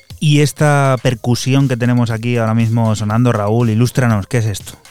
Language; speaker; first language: Spanish; native; Spanish